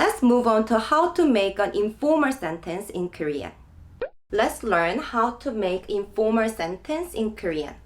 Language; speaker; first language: English; non-native, fluent; Korean